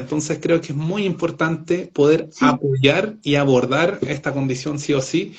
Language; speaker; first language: Spanish; native; Spanish